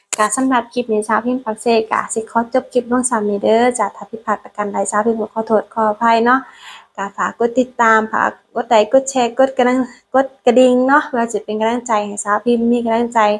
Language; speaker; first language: Thai; non-native, learner; Lao